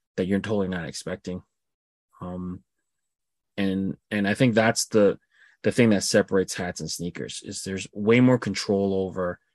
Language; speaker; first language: English; native; English